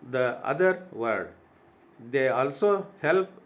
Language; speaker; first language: English; non-native, local second language; Kannada